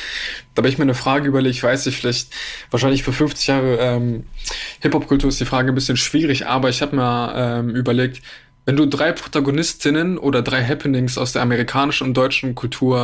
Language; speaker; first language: German; native; German